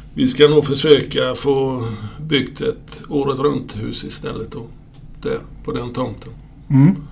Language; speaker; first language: Swedish; native; Swedish